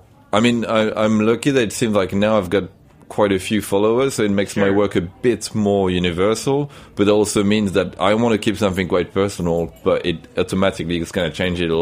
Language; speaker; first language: English; non-native, fluent; French